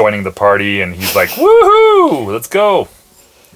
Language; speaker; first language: English; non-native, local second language; French